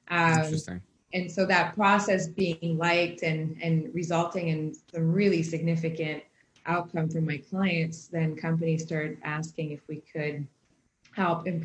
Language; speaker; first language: English; native; English